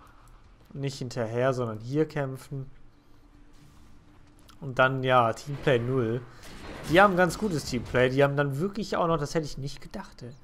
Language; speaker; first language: German; native; German